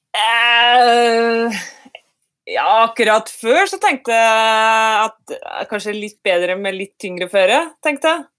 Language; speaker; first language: Norwegian; native; Norwegian